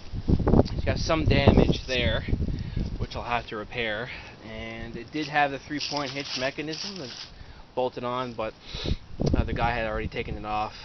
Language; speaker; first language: English; native; English